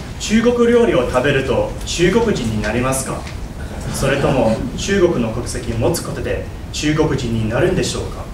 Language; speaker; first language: Japanese; non-native, fluent; Chinese